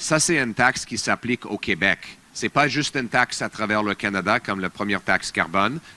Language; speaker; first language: French; non-native, local second language; English